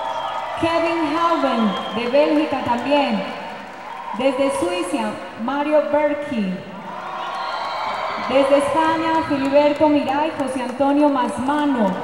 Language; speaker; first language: Spanish; native; Spanish